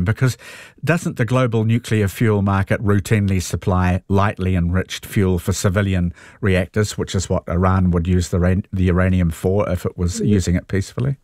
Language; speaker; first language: English; native; English